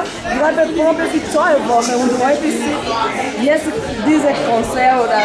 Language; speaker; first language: German; non-native, learner; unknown